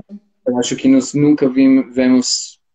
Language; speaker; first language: Portuguese; non-native, fluent; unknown